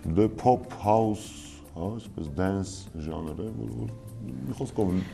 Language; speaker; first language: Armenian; native; Armenian